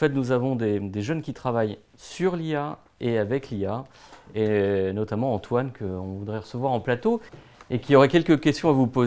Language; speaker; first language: French; native; French